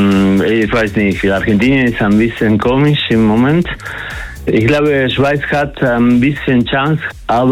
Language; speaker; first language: German; non-native, learner; Spanish